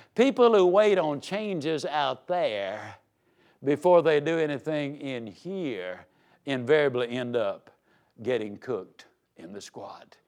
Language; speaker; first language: English; native; English